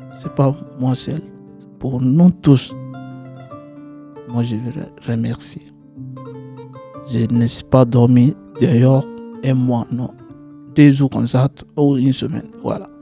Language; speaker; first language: French; non-native, learner; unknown